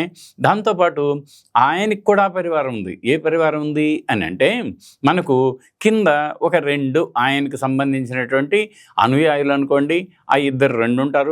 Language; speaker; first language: Telugu; native; Telugu